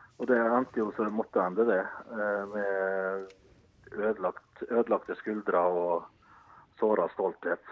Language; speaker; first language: Norwegian; early bilingual, other home language; Dutch